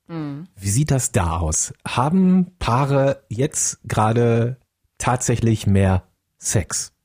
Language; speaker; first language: German; native; German